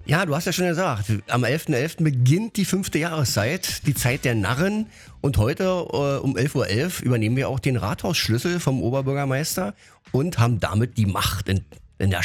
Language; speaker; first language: German; native; German